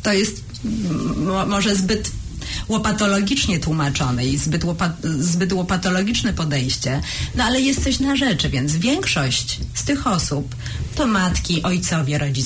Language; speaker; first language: Polish; native; Polish